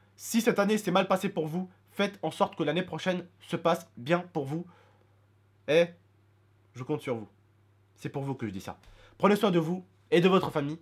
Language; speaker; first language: French; native; French